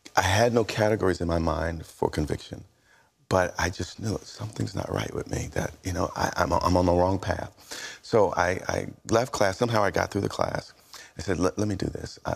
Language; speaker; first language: English; native; English